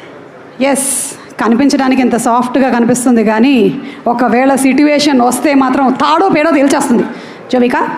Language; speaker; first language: Telugu; native; Telugu